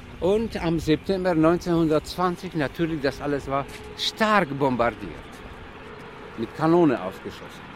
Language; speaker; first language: German; non-native, learner; Tajik